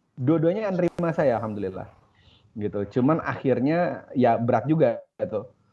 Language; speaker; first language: Indonesian; native; Indonesian